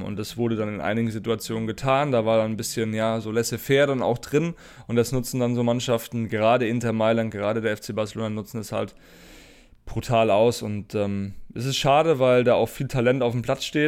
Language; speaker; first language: German; native; German